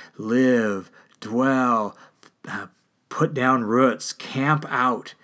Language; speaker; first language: English; native; English